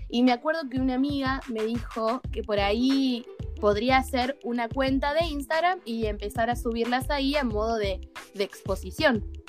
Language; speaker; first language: Spanish; native; Spanish